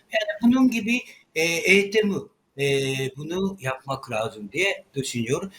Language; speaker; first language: Turkish; non-native, learner; Japanese